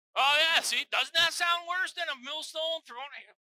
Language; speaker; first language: English; native; English